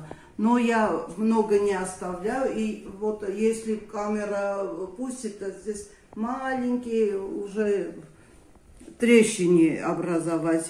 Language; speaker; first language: Russian; non-native, fluent; Armenian